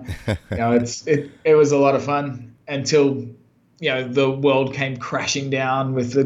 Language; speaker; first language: English; native; English